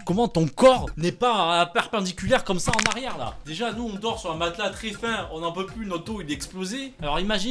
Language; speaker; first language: French; native; French